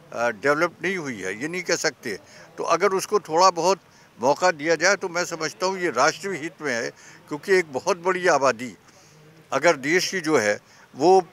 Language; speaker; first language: Hindi; native; Hindi